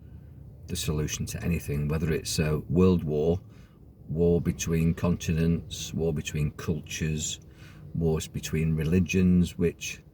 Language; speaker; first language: English; native; English